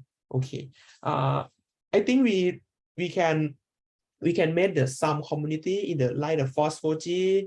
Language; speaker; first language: English; non-native, learner; Thai